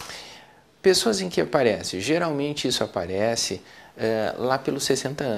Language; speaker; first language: Portuguese; native; Portuguese